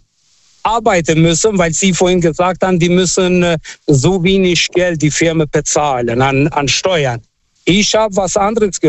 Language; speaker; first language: German; non-native, fluent; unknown